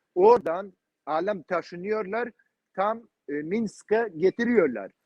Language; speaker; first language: Turkish; non-native, learner; Kurdish